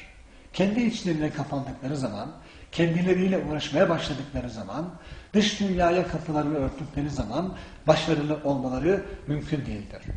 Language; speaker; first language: Turkish; native; Turkish